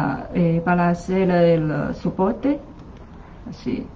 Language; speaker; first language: Spanish; non-native, learner; Chinese